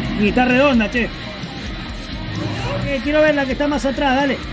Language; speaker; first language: Spanish; native; Spanish